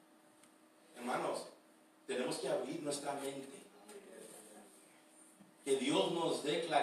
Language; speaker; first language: Spanish; early bilingual, heritage; Spanish